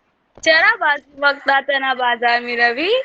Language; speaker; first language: Persian; non-native, learner; Urdu